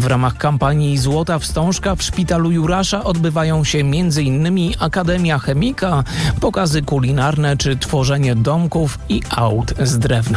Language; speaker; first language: Polish; native; Polish